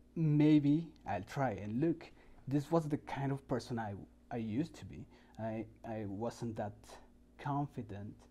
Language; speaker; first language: English; non-native, fluent; Spanish